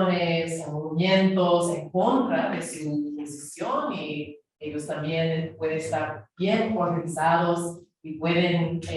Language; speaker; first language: Spanish; non-native, fluent; English